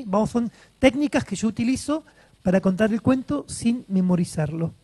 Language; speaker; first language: Spanish; native; Spanish